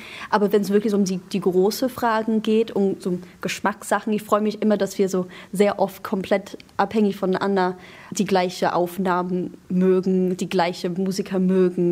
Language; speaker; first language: German; non-native, fluent; English